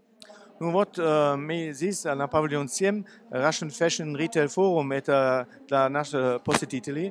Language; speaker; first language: Russian; non-native, learner; German